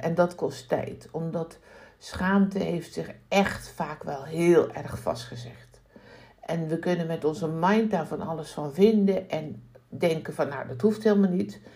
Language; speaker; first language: Dutch; native; Dutch